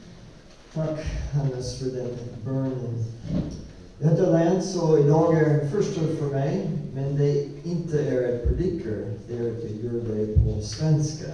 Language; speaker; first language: Swedish; non-native, learner; English